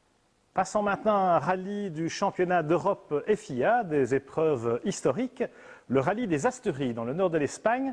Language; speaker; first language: French; native; French